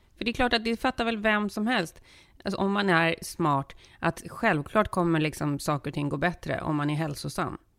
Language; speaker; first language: Swedish; early bilingual, heritage; Swedish